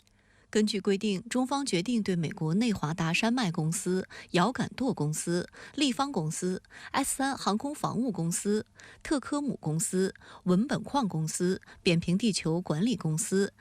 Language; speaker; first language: Chinese; native; Chinese